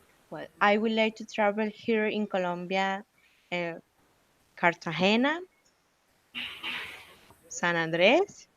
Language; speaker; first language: English; non-native, learner; Spanish